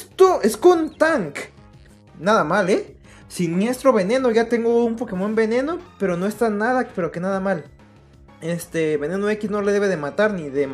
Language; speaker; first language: Spanish; native; Spanish